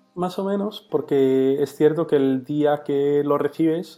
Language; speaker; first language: Spanish; native; Spanish